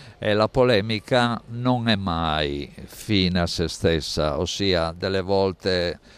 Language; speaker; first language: Italian; native; Italian